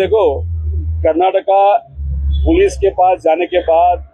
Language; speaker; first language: Hindi; non-native, local second language; Marathi